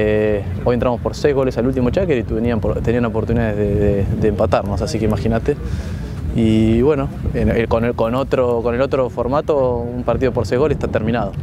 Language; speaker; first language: Spanish; native; Spanish